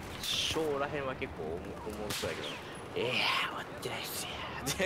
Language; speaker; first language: Japanese; native; Japanese